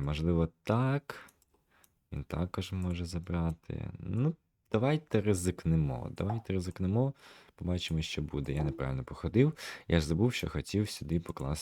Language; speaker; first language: Ukrainian; native; Ukrainian